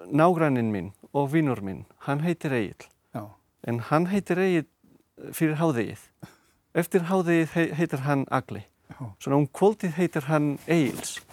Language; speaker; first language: Icelandic; non-native, fluent; Catalan